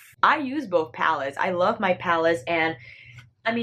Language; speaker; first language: English; native; English